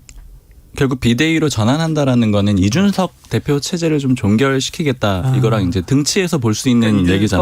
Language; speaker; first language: Korean; native; Korean